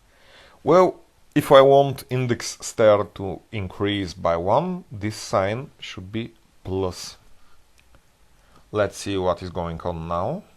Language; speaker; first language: English; non-native, fluent; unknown